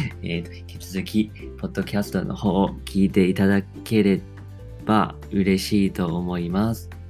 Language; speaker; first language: Japanese; non-native, fluent; Chinese